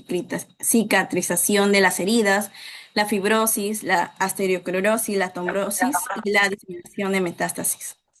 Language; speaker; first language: Spanish; native; Spanish